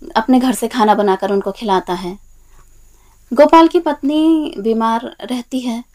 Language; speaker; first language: Hindi; native; Hindi